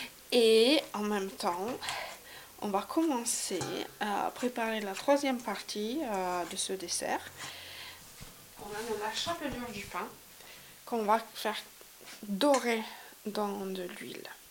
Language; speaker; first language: French; non-native, fluent; Hungarian